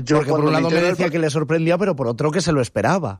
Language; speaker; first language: Spanish; native; Spanish